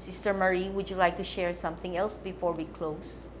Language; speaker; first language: English; non-native, local second language; Filipino